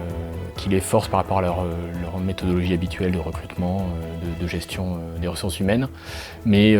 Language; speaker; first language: French; native; French